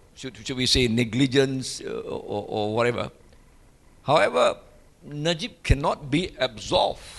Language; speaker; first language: English; non-native, local second language; Malay